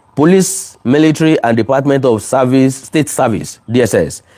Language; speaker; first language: English; non-native, local second language; Yoruba